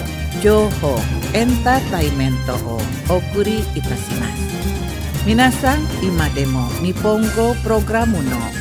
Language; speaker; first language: Japanese; non-native, fluent; Indonesian